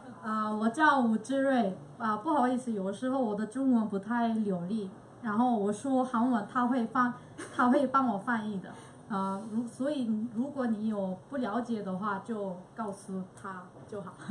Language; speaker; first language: Chinese; non-native, fluent; Korean